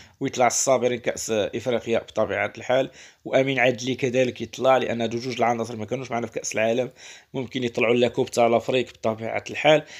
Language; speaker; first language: Arabic; native; Arabic